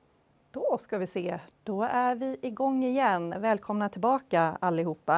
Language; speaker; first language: Swedish; native; Swedish